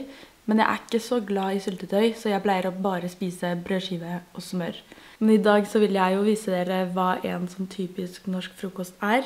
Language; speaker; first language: Norwegian; non-native, fluent; French